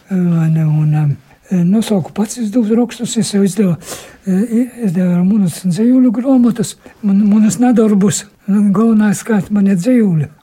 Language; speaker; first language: Latvian; native; Latvian